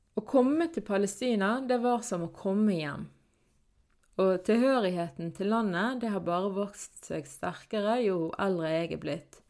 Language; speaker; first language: Norwegian; early bilingual, other home language; Arabic